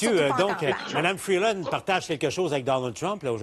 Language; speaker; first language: French; native; French